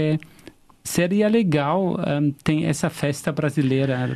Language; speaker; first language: Portuguese; non-native, learner; German